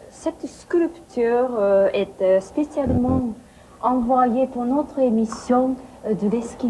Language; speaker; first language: French; non-native, fluent; Japanese